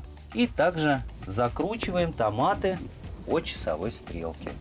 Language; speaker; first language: Russian; native; Russian